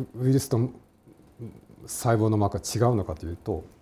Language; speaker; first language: Japanese; native; Japanese